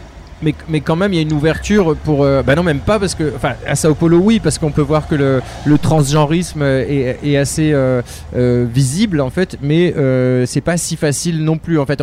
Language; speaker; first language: French; native; French